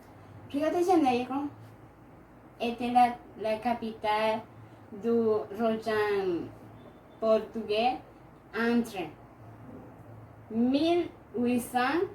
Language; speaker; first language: French; non-native, learner; Spanish